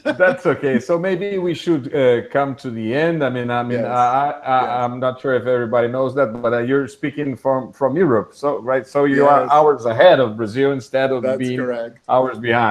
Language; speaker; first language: English; non-native, fluent; Portuguese